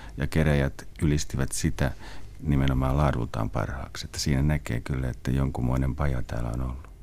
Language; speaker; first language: Finnish; native; Finnish